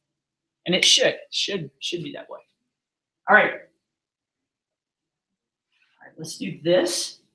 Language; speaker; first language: English; native; English